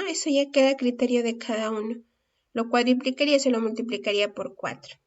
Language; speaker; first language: Spanish; native; Spanish